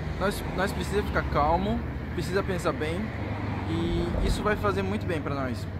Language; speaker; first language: Portuguese; early bilingual, heritage; Portuguese